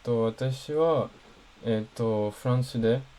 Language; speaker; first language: Japanese; non-native, learner; French